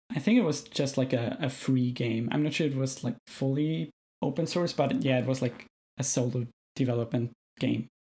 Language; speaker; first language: English; non-native, fluent; German